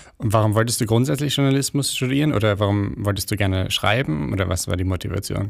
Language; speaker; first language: German; native; German